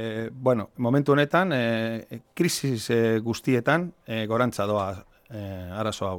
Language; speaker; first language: Basque; non-native, local second language; Spanish